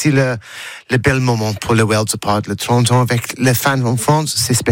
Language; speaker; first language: French; non-native, learner; English